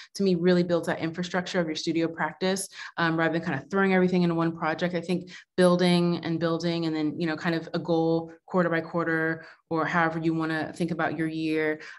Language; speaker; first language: English; native; English